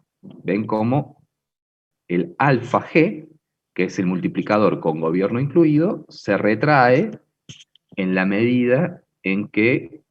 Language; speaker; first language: Spanish; native; Spanish